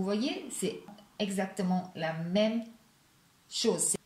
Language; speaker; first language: French; non-native, fluent; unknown